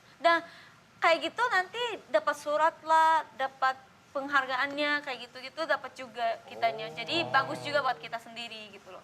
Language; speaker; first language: Indonesian; non-native, fluent; Japanese